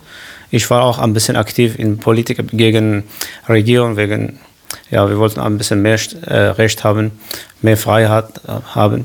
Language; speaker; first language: German; non-native, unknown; Kurdish